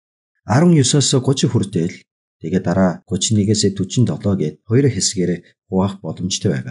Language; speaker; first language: Mongolian; non-native, fluent; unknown